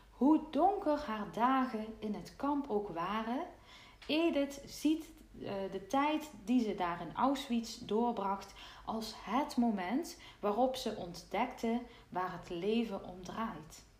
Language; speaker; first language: Dutch; native; Dutch